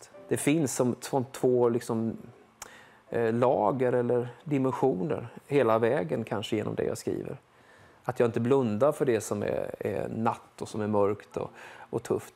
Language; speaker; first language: Swedish; native; Swedish